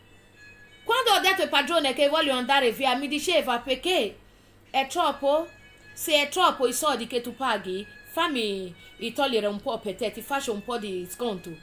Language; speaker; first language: Italian; non-native, fluent; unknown